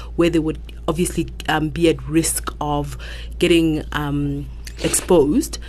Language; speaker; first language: English; non-native, local second language; Southern Sotho